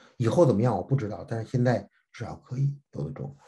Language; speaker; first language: Chinese; native; Chinese